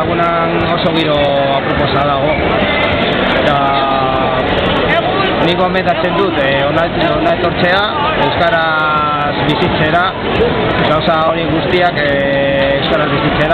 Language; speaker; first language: Basque; non-native, local second language; Spanish